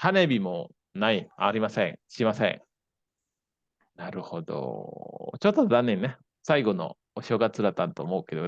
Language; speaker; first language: Japanese; non-native, fluent; Indonesian